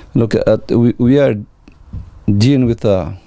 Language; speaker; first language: English; non-native, fluent; Portuguese